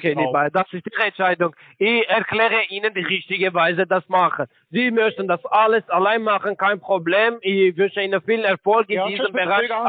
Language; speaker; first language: German; non-native, learner; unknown